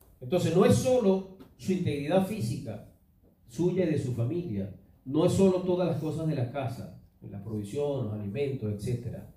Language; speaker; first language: Spanish; native; Spanish